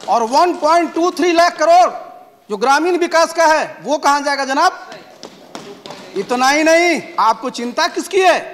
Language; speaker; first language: Hindi; native; Hindi